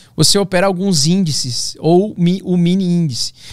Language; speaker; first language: Portuguese; native; Portuguese